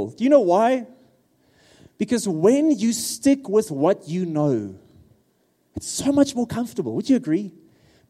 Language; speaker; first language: English; non-native, local second language; Afrikaans